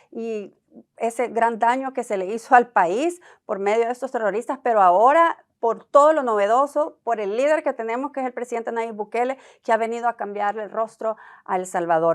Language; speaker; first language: Spanish; native; Spanish